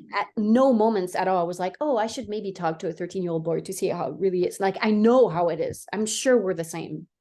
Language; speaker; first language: English; non-native, fluent; French